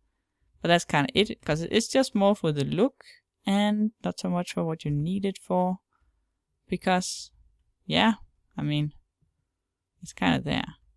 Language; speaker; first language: English; non-native, fluent; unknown